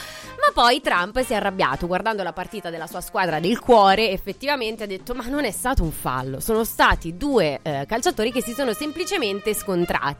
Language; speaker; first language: Italian; native; Italian